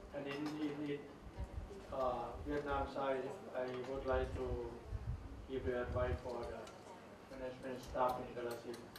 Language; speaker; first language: English; non-native, learner; Thai